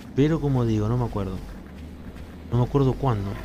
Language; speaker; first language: Spanish; native; Spanish